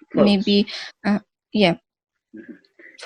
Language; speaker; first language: English; non-native, learner; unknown